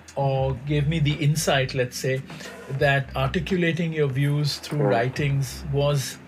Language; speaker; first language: English; non-native, local second language; Hindi